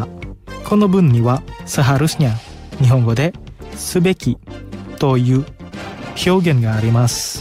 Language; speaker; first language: Japanese; non-native, fluent; Indonesian